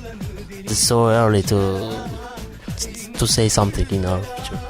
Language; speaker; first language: English; non-native, learner; Turkish